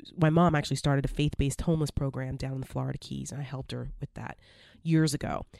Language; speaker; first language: English; native; English